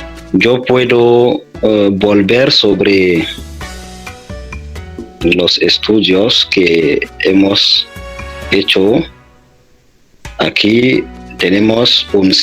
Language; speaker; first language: Spanish; non-native, fluent; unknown